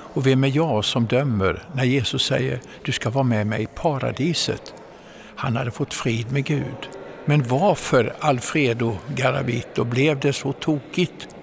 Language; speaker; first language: Swedish; native; Swedish